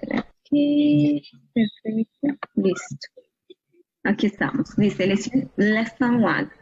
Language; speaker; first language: Spanish; native; Spanish